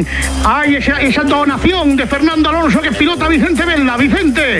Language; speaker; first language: Spanish; native; Spanish